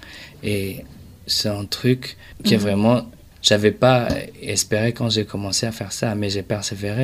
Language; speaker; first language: French; non-native, local second language; Rundi